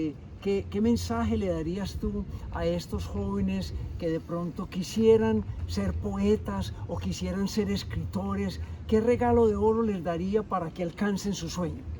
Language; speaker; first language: Spanish; native; Spanish